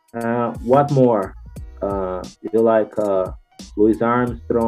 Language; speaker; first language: English; non-native, learner; Portuguese